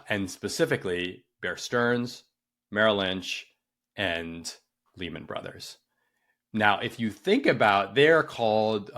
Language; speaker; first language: English; native; English